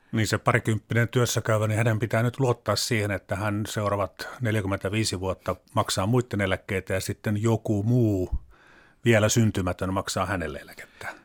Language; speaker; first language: Finnish; native; Finnish